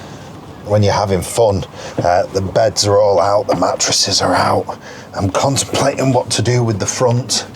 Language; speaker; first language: English; native; English